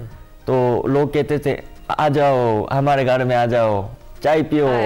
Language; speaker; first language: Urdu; non-native, learner; Korean